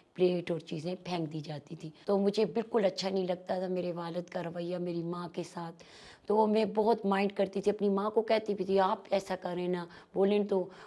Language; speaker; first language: Urdu; non-native, local second language; Pashto